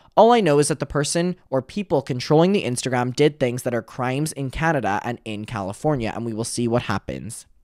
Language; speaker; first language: English; native; English